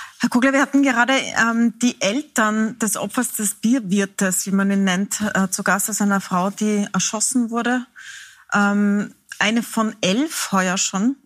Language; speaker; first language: German; native; German